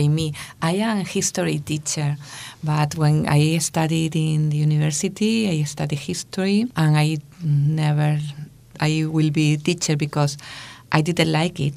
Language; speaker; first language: English; non-native, learner; Spanish